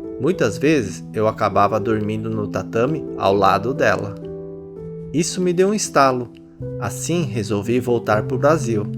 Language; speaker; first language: Portuguese; early bilingual, other home language; Japanese